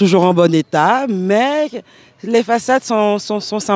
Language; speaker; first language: French; native; French